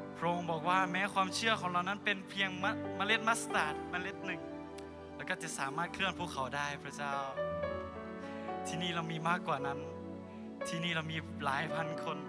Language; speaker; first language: Thai; native; Thai